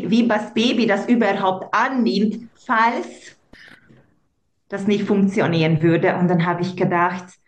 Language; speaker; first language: German; non-native, local second language; Hungarian